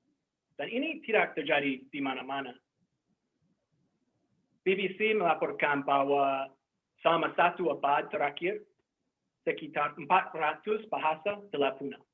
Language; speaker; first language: Indonesian; non-native, fluent; English